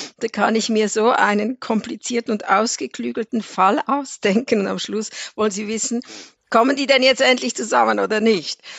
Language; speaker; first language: German; native; German